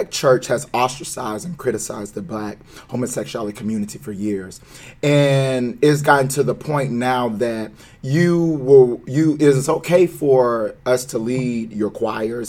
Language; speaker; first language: English; native; English